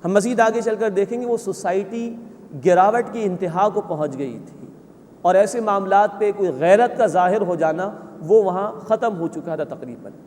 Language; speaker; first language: Urdu; native; Urdu